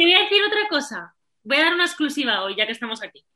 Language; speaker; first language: Spanish; native; Spanish